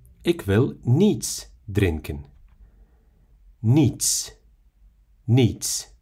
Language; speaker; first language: Dutch; non-native, fluent; Russian